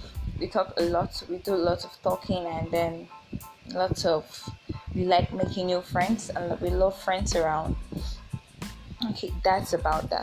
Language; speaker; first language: English; non-native, local second language; Yoruba